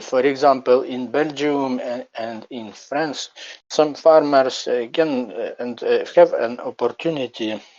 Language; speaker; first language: English; non-native, learner; Ukrainian